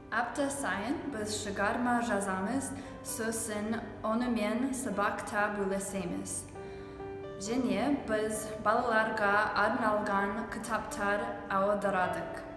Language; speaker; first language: Kazakh; non-native, learner; English